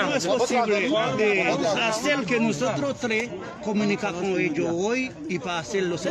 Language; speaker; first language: Spanish; non-native, learner; Haitian Creole